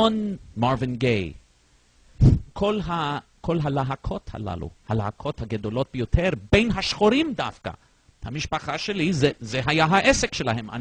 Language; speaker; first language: Hebrew; non-native, fluent; English